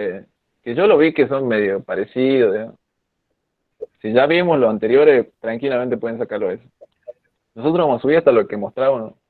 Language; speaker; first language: Spanish; native; Spanish